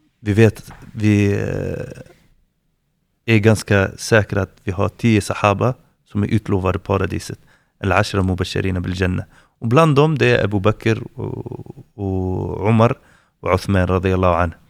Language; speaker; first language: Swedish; non-native, fluent; Arabic